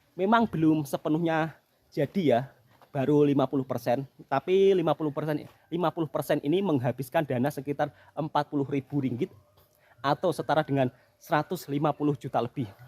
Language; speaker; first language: Indonesian; native; Indonesian